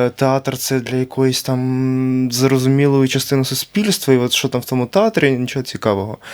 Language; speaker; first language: Ukrainian; native; Ukrainian